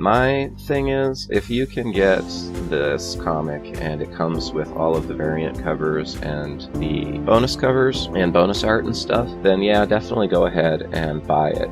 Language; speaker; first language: English; native; English